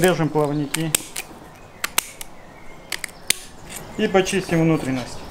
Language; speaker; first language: Russian; native; Russian